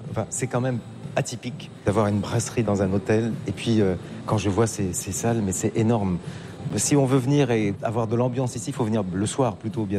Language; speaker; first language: French; native; French